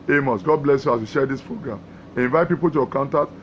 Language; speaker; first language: English; non-native, local second language; Yoruba